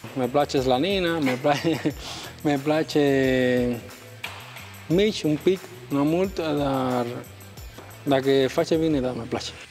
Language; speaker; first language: Romanian; non-native, learner; Spanish